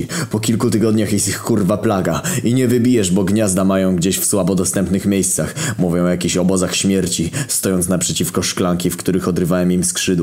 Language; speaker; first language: Polish; native; Polish